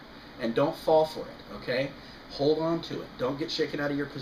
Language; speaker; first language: English; native; English